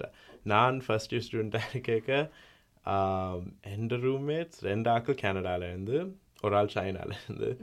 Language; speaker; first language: Tamil; early bilingual, heritage; Tamil